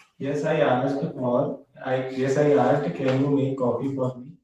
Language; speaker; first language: English; non-native, learner; Hindi